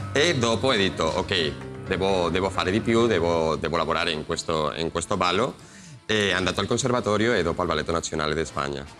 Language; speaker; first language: Italian; non-native, learner; Spanish